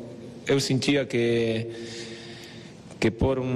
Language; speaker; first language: Portuguese; non-native, fluent; Spanish